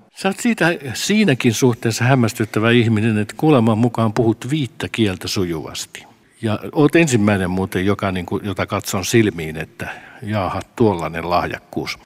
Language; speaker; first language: Finnish; native; Finnish